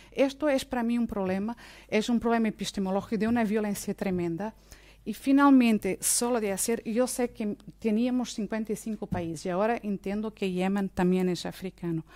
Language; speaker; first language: Spanish; non-native, fluent; Portuguese